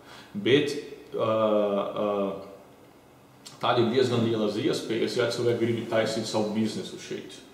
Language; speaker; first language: Latvian; early bilingual, heritage; Portuguese